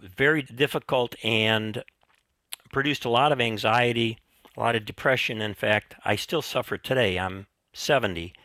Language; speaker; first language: English; native; English